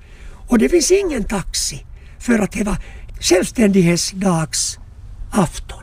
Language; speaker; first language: Swedish; non-native, local second language; Finnish